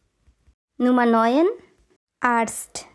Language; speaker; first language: German; non-native, fluent; Bangla